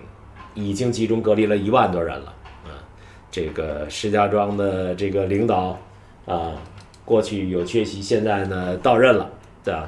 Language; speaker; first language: Chinese; native; Chinese